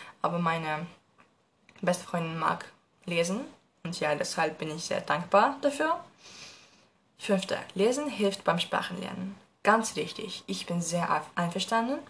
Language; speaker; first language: German; non-native, learner; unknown